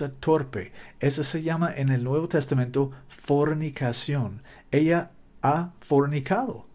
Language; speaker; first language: Spanish; non-native, learner; English